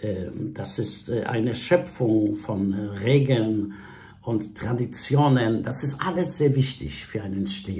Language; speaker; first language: German; non-native, fluent; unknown